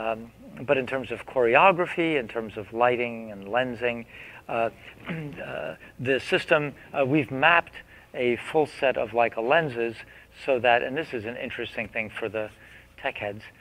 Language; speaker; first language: English; native; English